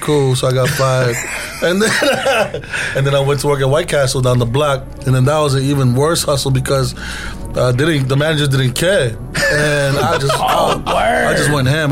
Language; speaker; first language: English; native; English